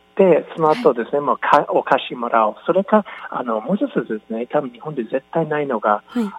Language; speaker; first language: Japanese; non-native, fluent; English